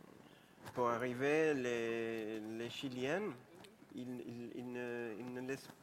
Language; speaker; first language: French; non-native, fluent; Spanish